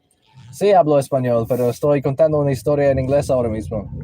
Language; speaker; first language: Spanish; non-native, learner; English